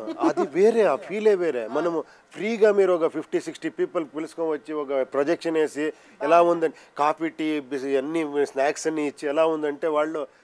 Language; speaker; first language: Telugu; non-native, local second language; Kannada